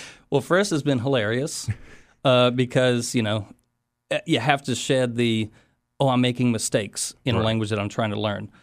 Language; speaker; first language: English; native; English